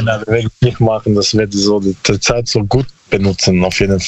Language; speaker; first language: German; non-native, learner; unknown